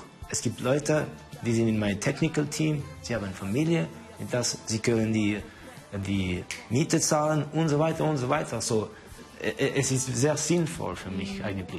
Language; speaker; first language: German; non-native, fluent; Estonian